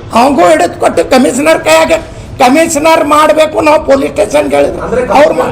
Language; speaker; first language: Kannada; non-native, local second language; Urdu